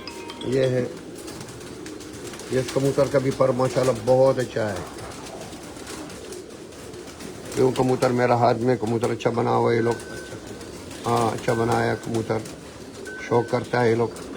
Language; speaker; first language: Hindi; non-native, learner; Arabic